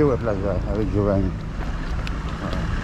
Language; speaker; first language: French; non-native, local second language; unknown